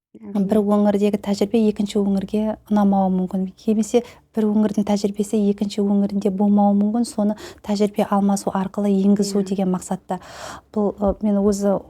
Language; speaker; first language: Kazakh; native; Kazakh